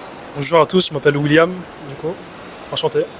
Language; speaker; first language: French; early bilingual, other home language; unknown